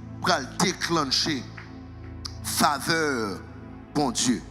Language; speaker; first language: French; non-native, local second language; Haitian Creole